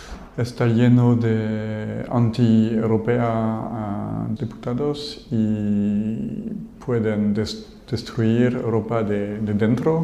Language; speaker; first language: Spanish; non-native, learner; French